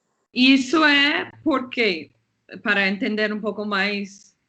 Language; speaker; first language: Portuguese; non-native, fluent; English